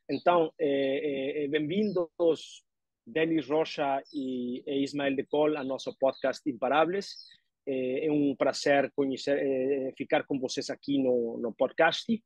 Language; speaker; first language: Portuguese; non-native, learner; Spanish